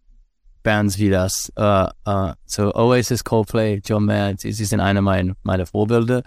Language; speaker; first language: German; non-native, learner; English